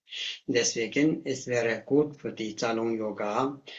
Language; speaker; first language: German; non-native, learner; Tibetan